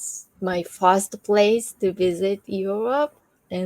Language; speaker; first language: English; non-native, learner; Japanese